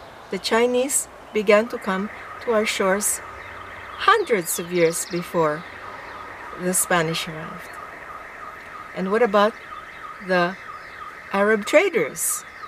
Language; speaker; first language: English; non-native, local second language; Filipino